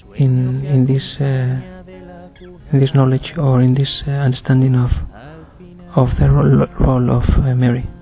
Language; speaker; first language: English; non-native, fluent; Spanish